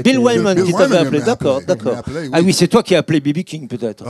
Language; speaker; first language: French; native; French